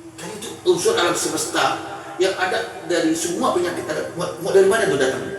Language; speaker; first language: Indonesian; native; Indonesian